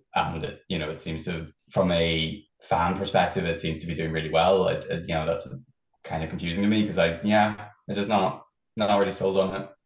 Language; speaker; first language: English; native; English